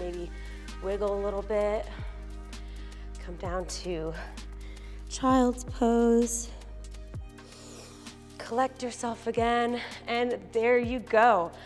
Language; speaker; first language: English; native; English